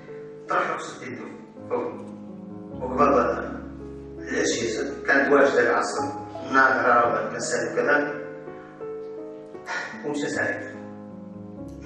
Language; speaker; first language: Arabic; native; Arabic